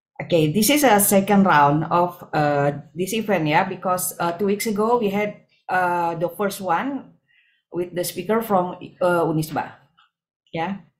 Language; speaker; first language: English; non-native, fluent; Indonesian